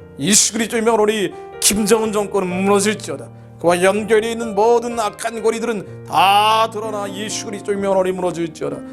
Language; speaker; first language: Korean; native; Korean